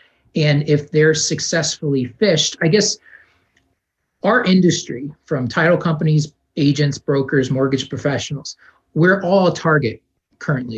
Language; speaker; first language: English; native; English